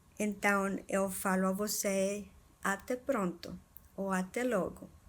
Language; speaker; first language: Portuguese; non-native, fluent; Spanish